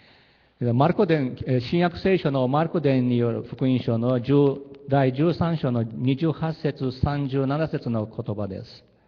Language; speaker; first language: Japanese; early bilingual, heritage; Japanese